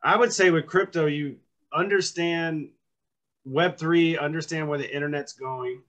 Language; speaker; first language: English; native; English